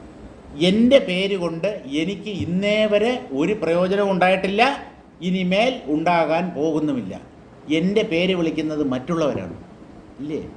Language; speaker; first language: Malayalam; native; Malayalam